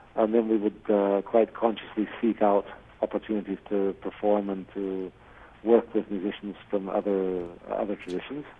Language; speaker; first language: English; native; English